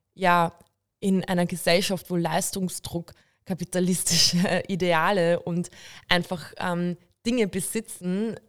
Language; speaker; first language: German; early bilingual, other home language; Bulgarian